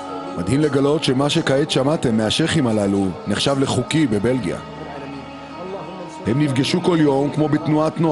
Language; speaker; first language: Hebrew; native; Hebrew